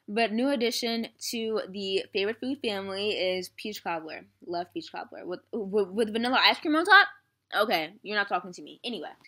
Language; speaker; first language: English; native; English